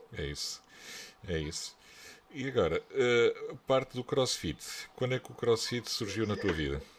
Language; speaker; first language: Portuguese; native; Portuguese